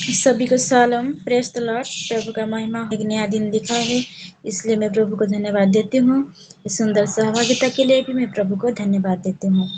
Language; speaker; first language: Hindi; non-native, local second language; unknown